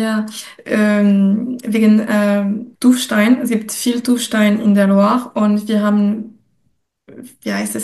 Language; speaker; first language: German; non-native, fluent; French